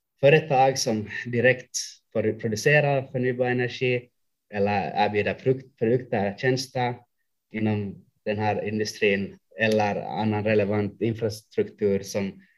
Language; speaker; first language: Swedish; non-native, local second language; Finnish